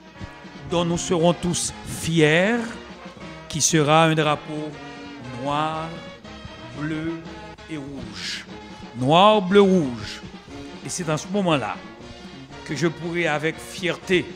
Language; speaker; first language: French; non-native, local second language; Haitian Creole